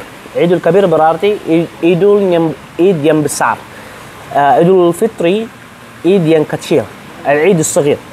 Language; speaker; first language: Indonesian; non-native, learner; Arabic